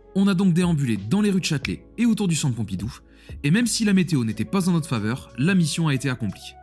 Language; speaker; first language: French; native; French